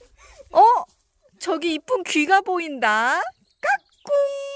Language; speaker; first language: Korean; native; Korean